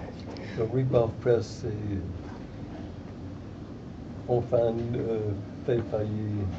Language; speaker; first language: French; non-native, fluent; English